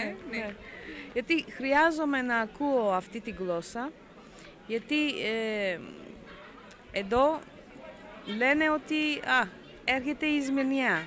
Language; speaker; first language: Greek; early bilingual, heritage; Greek